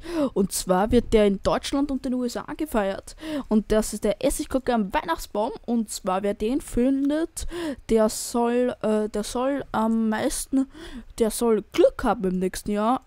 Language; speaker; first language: German; native; German